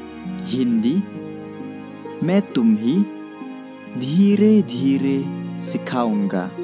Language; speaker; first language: Hindi; non-native, local second language; Khasi